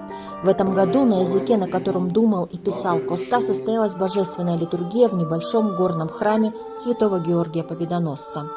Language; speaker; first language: Russian; native; Russian